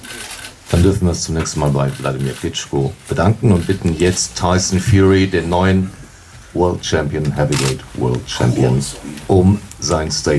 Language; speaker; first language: German; native; German